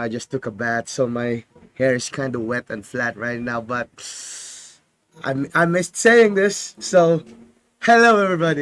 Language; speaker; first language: English; non-native, fluent; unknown